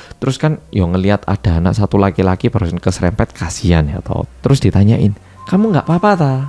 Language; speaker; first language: Indonesian; non-native, fluent; Korean